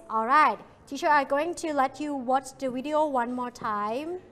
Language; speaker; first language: English; non-native, fluent; Thai